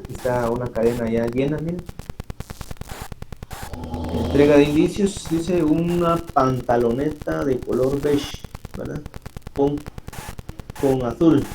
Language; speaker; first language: Spanish; native; Spanish